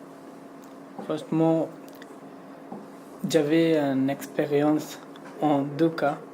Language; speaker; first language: French; non-native, learner; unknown